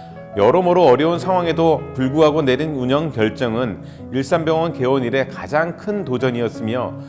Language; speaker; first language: Korean; native; Korean